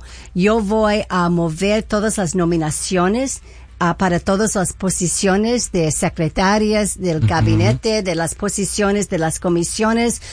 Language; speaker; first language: Spanish; early bilingual, heritage; Spanish